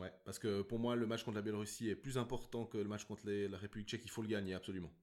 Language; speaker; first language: French; native; French